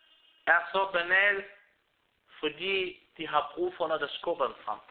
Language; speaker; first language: Danish; non-native, fluent; Arabic